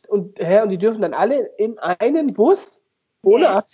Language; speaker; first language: German; native; German